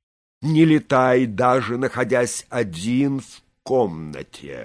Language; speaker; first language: Russian; native; Russian